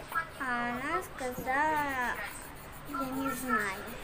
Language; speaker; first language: Russian; early bilingual, heritage; Russian